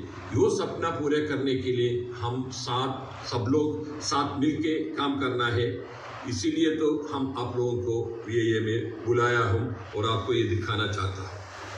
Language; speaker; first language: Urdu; non-native, local second language; Malayalam